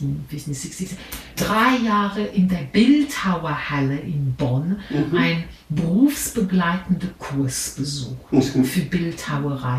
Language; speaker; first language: German; non-native, fluent; English